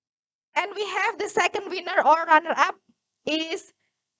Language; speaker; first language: English; non-native, learner; Indonesian